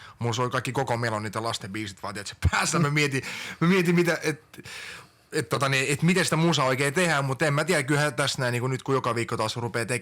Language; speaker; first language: Finnish; early bilingual, other home language; Estonian